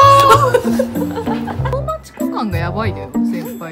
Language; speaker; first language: Japanese; native; Japanese